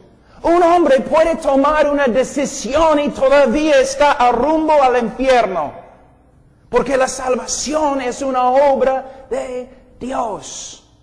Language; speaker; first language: Spanish; non-native, fluent; English